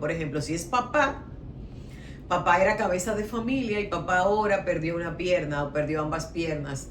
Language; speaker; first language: Spanish; native; Spanish